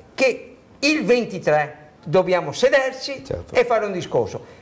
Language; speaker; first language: Italian; native; Italian